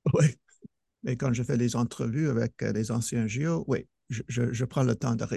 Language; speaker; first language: French; non-native, fluent; English